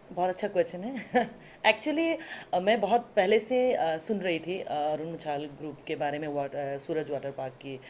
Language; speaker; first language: Hindi; non-native, local second language; Assamese